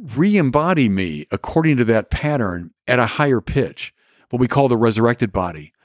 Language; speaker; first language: English; native; English